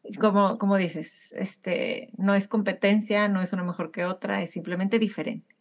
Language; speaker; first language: Spanish; native; Spanish